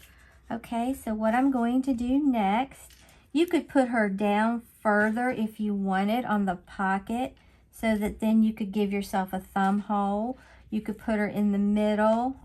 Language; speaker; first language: English; native; English